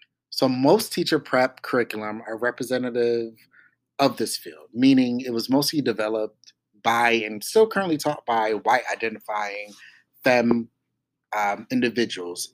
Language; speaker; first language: English; native; English